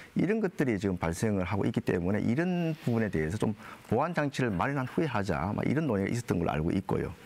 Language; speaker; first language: Korean; native; Korean